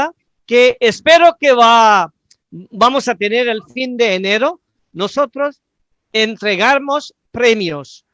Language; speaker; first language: Spanish; non-native, fluent; Bangla